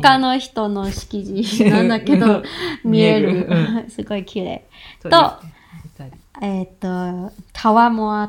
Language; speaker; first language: Japanese; non-native, fluent; Cantonese